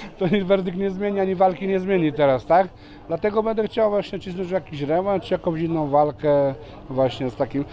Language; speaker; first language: Polish; non-native, fluent; Serbian